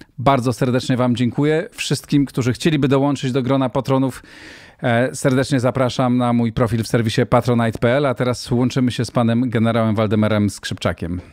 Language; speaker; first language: Polish; native; Polish